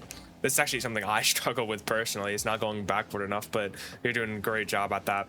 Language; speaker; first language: English; native; English